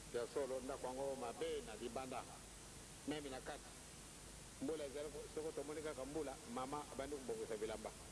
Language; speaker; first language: Lingala; non-native, local second language; Kongo